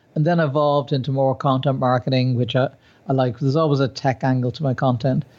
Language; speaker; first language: English; native; English